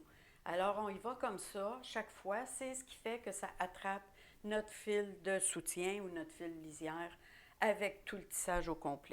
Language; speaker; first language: French; native; French